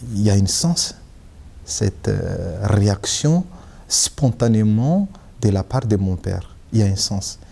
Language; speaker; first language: French; non-native, local second language; Malagasy